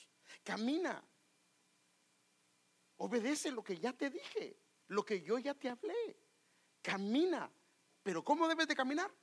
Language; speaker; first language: Spanish; native; Spanish